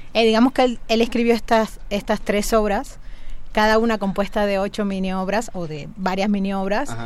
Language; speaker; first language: Spanish; native; Spanish